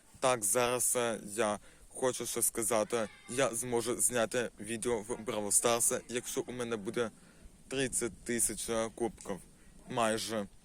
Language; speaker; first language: Ukrainian; non-native, local second language; Russian